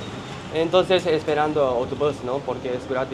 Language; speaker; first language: Spanish; non-native, learner; Japanese